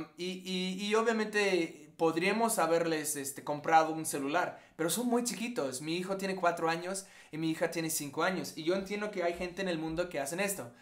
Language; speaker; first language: Spanish; non-native, fluent; English